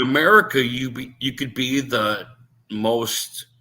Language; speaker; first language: English; native; English